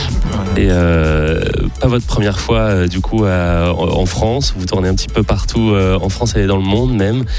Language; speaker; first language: French; native; French